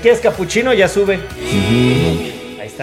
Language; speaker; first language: Spanish; native; Spanish